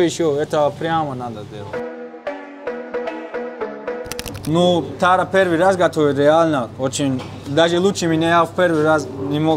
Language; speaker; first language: Russian; non-native, learner; Tajik